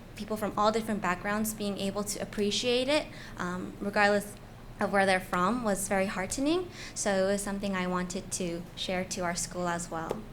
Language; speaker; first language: English; native; English